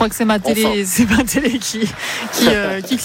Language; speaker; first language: French; native; French